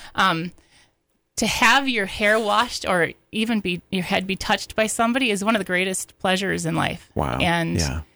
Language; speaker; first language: English; native; English